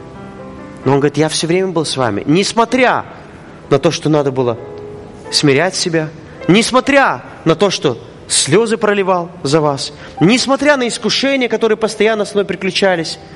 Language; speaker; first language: Russian; native; Russian